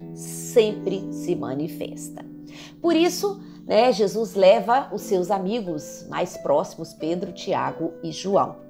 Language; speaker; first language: Portuguese; native; Portuguese